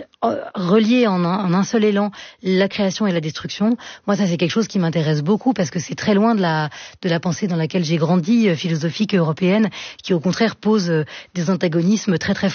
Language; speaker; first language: French; native; French